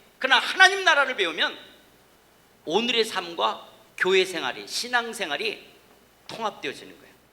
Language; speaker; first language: Korean; native; Korean